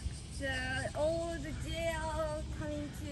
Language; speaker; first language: English; non-native, fluent; Japanese